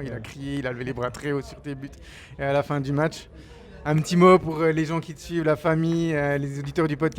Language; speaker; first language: French; native; French